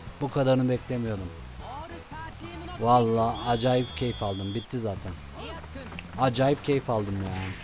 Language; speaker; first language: Turkish; native; Turkish